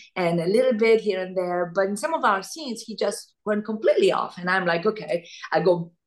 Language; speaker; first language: English; non-native, fluent; Italian